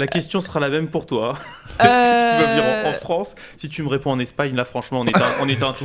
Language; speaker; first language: French; native; French